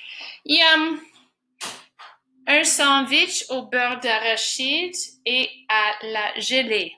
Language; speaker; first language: French; non-native, fluent; English